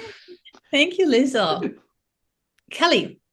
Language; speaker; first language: English; non-native, fluent; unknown